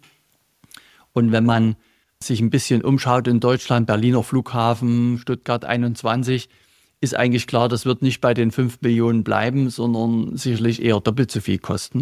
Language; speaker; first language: German; native; German